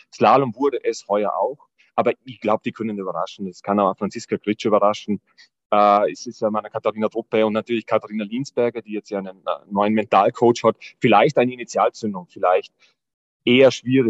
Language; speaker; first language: German; native; German